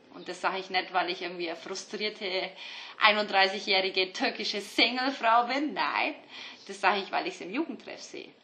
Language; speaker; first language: German; early bilingual, other home language; Turkish